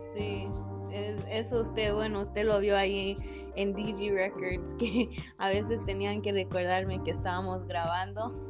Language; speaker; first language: Spanish; early bilingual, heritage; English